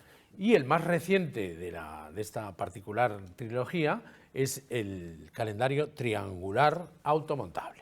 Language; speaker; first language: Spanish; native; Spanish